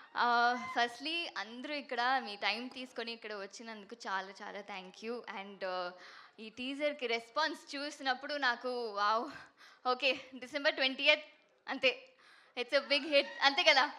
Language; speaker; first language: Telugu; non-native, learner; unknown